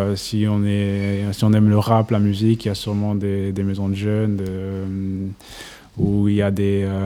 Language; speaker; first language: French; non-native, local second language; Kinyarwanda